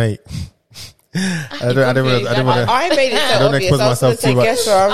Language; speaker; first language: English; non-native, local second language; Yoruba